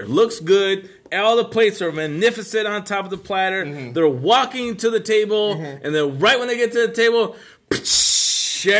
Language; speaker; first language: English; native; English